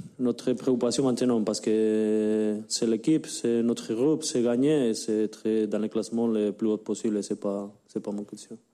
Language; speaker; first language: French; non-native, learner; Spanish